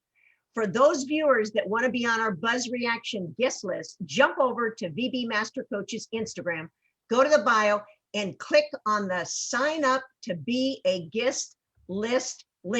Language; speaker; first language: English; native; English